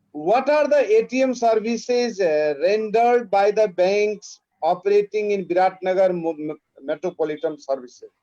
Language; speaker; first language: English; non-native, local second language; Nepali